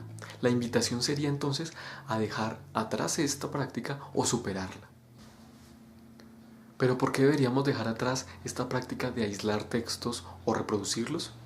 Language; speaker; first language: Spanish; native; Spanish